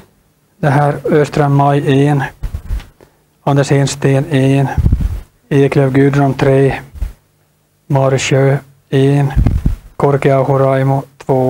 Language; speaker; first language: Swedish; native; Swedish